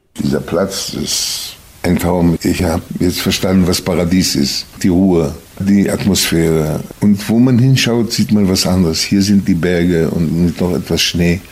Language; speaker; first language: German; non-native, fluent; Hebrew